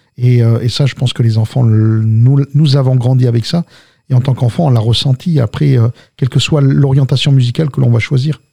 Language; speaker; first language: French; early bilingual, other home language; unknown